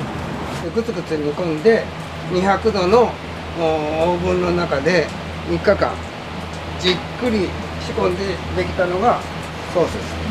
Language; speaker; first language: Japanese; native; Japanese